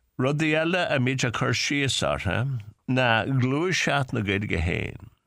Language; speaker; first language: Irish; native; Irish